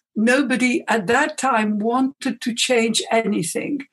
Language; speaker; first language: English; non-native, fluent; Arabic